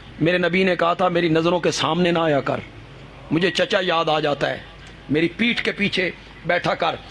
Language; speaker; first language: Urdu; non-native, local second language; Punjabi